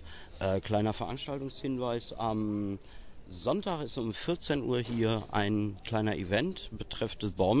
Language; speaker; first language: German; native; German